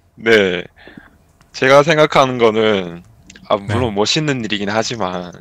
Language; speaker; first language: Korean; early bilingual, heritage; Korean